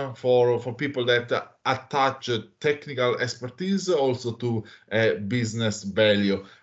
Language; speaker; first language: English; non-native, fluent; Italian